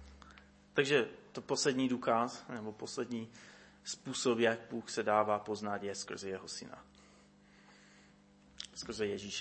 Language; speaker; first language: Czech; non-native, fluent; English